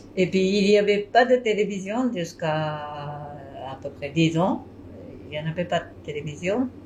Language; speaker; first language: French; non-native, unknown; Japanese